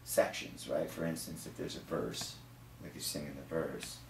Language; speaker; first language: English; native; English